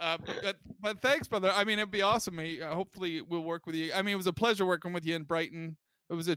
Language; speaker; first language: English; native; English